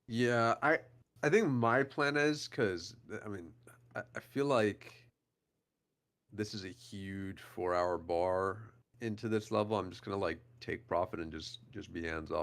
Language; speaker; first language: English; native; English